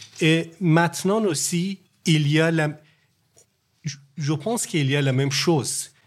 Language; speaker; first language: French; non-native, learner; Persian